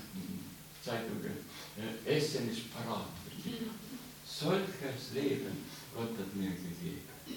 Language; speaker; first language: German; non-native, learner; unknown